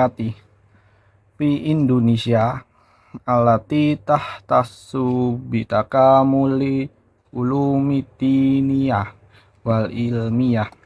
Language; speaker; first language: Arabic; non-native, learner; Indonesian